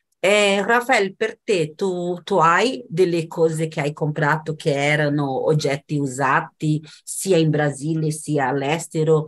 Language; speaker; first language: Italian; non-native, fluent; Portuguese